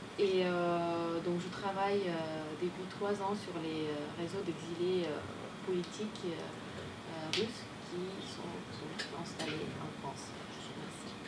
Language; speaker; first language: French; non-native, fluent; Russian